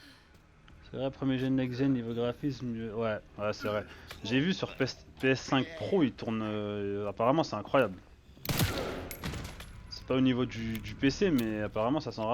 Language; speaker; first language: French; native; French